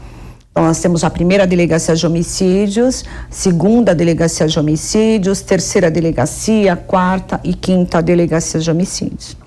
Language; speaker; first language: Portuguese; native; Portuguese